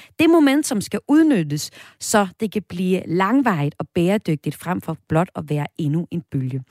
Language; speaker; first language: Danish; native; Danish